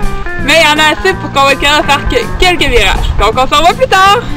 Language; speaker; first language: French; native; French